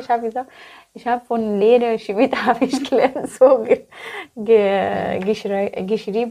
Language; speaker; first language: German; non-native, learner; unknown